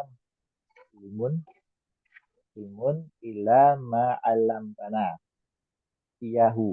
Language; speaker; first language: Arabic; non-native, learner; Indonesian